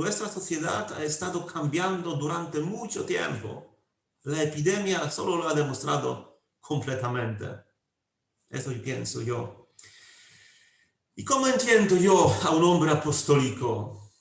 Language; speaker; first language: Spanish; non-native, fluent; Polish